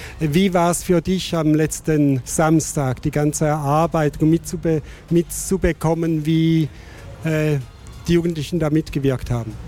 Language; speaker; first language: German; native; German